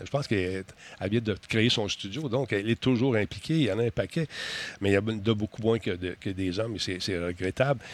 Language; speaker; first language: French; native; French